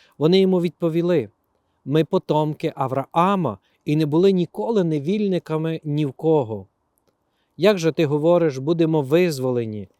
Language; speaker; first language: Ukrainian; native; Ukrainian